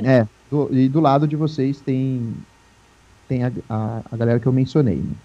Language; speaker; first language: Portuguese; native; Portuguese